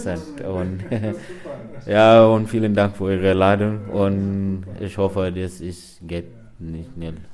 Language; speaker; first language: German; non-native, learner; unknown